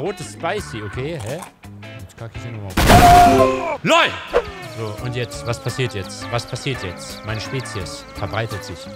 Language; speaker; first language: German; native; German